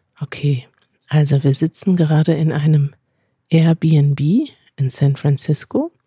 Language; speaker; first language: German; native; German